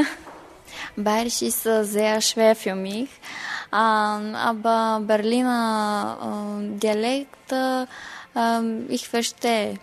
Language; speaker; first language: German; non-native, learner; Bulgarian